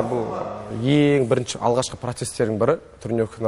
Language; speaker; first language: Kazakh; native; Kazakh